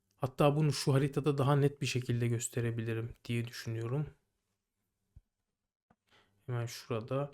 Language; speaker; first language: Turkish; native; Turkish